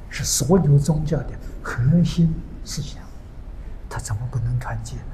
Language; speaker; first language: Chinese; native; Chinese